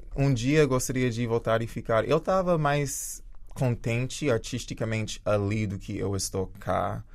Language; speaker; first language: Portuguese; early bilingual, other home language; Jamaican Creole English